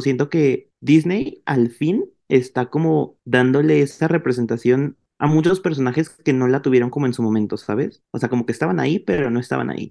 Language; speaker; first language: Spanish; native; Spanish